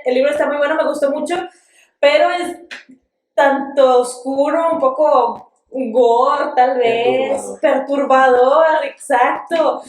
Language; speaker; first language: Spanish; native; Spanish